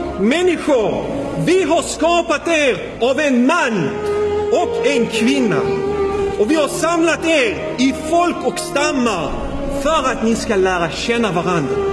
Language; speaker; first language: Swedish; non-native, fluent; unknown